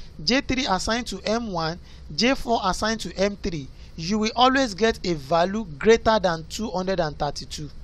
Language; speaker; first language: English; non-native, local second language; Yoruba